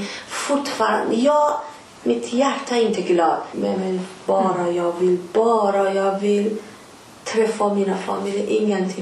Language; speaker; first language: Swedish; non-native, learner; Persian